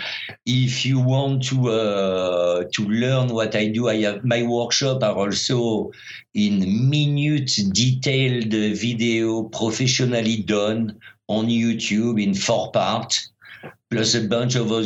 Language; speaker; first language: English; non-native, fluent; French